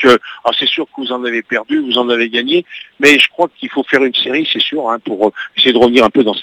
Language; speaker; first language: French; native; French